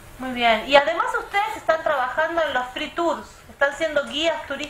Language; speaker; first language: Spanish; native; Spanish